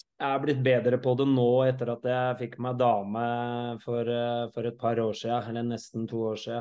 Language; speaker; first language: Norwegian; native; Norwegian